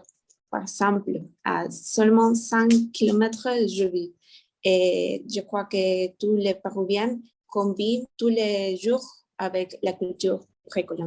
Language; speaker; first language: French; non-native, learner; Spanish